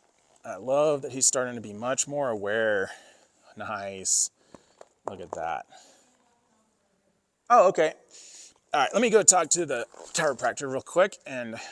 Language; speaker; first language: English; native; English